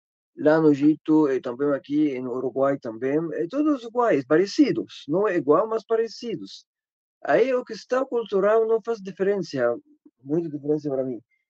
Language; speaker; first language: Portuguese; non-native, learner; Arabic